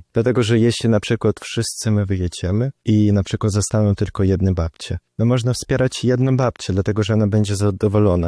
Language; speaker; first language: Polish; non-native, fluent; Russian